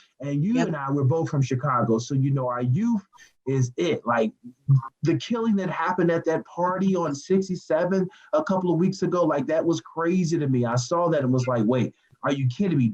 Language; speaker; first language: English; native; English